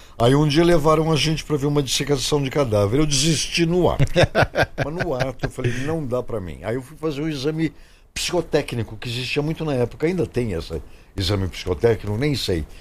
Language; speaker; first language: Portuguese; native; Portuguese